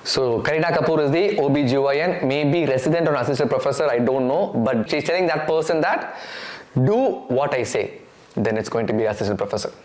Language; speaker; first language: English; non-native, local second language; Tamil